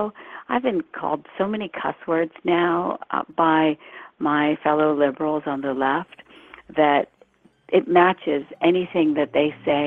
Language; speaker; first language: English; early bilingual, other home language; Urdu